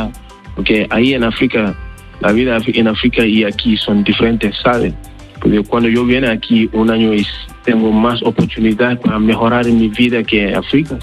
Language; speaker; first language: Spanish; non-native, learner; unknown